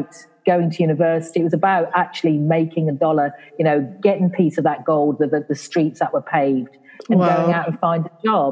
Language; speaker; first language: English; native; English